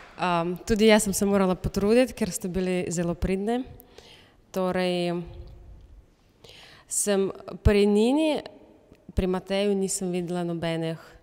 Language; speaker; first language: Slovenian; non-native, fluent; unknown